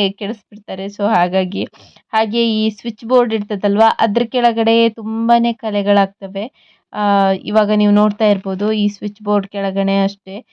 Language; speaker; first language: Kannada; non-native, local second language; Tulu